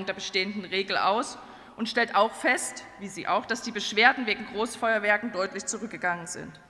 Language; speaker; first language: German; native; German